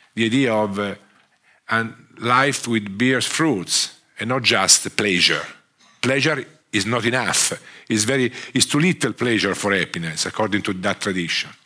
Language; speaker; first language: English; non-native, fluent; Italian